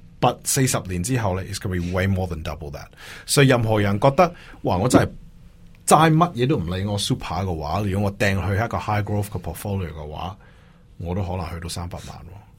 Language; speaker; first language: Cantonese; early bilingual, heritage; Cantonese